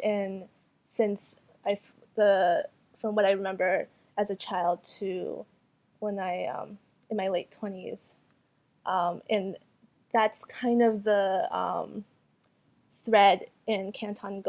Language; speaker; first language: English; early bilingual, other home language; Cantonese